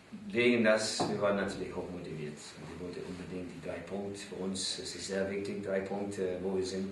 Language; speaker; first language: German; non-native, fluent; English